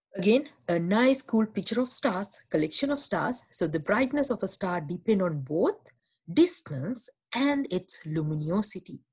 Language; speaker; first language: English; non-native, local second language; Sinhala